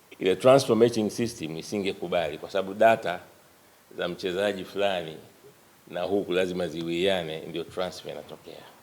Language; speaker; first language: Swahili; native; Swahili